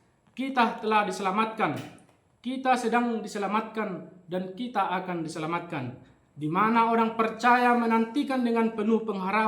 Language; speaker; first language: Indonesian; native; Indonesian